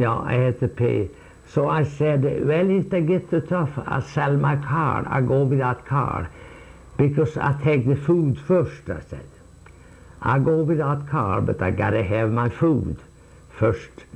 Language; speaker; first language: English; non-native, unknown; Swedish